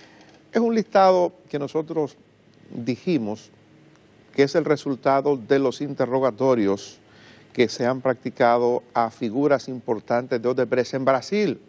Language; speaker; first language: Spanish; native; Spanish